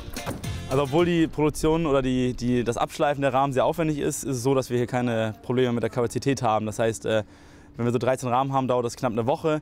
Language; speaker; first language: German; native; German